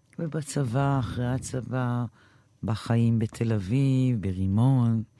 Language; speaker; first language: Hebrew; native; Hebrew